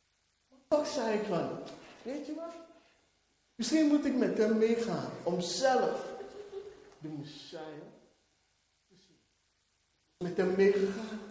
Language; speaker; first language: Dutch; non-native, fluent; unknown